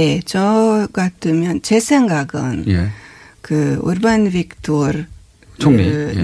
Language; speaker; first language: Korean; non-native, fluent; Hungarian